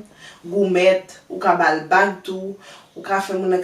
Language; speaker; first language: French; non-native, learner; Haitian Creole